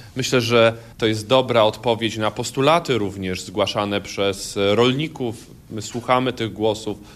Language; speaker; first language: Polish; native; Polish